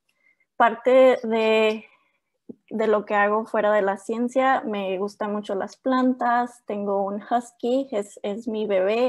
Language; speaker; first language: Spanish; non-native, local second language; English